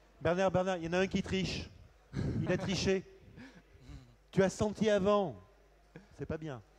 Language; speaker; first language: French; native; French